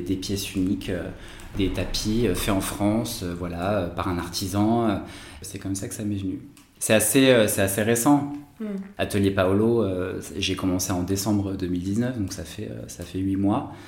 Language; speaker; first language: French; native; French